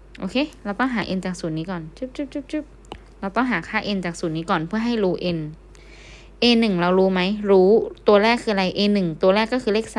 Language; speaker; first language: Thai; native; Thai